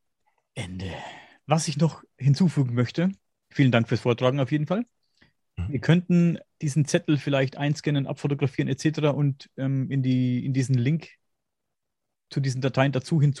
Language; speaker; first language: German; native; German